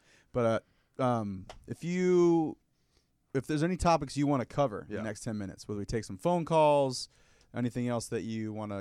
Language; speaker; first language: English; native; English